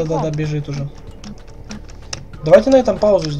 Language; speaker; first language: Russian; native; Russian